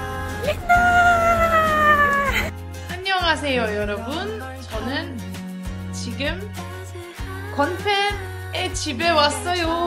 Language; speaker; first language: Korean; non-native, fluent; French